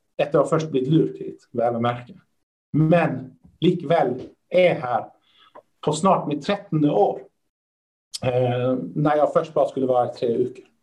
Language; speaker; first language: Swedish; early bilingual, other home language; Persian